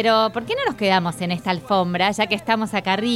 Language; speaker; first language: Spanish; native; Spanish